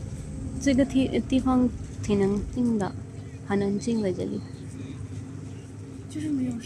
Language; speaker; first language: Chinese; non-native, fluent; Urdu